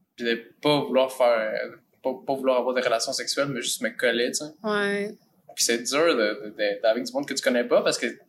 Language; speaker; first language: French; early bilingual, other home language; Spanish